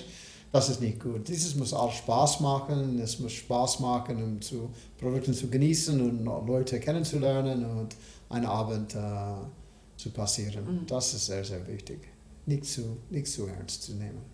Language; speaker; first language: German; non-native, learner; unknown